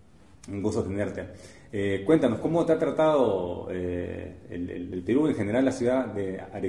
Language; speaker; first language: Spanish; native; Spanish